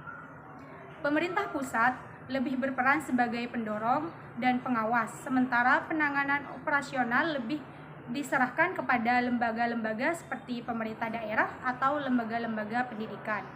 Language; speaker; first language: Indonesian; non-native, local second language; Madurese